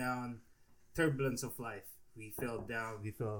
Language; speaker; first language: English; non-native, local second language; Filipino